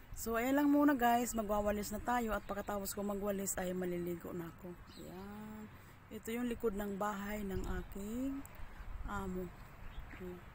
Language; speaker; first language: Filipino; non-native, local second language; Bikol